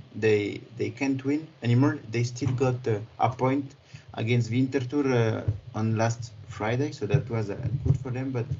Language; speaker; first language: English; non-native, fluent; French